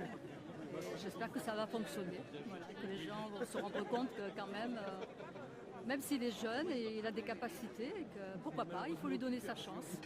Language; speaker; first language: French; native; French